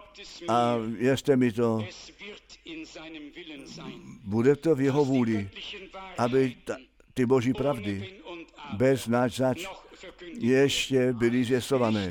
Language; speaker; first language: Czech; non-native, fluent; German